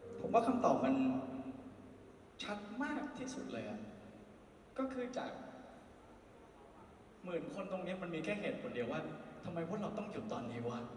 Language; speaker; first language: Thai; native; Thai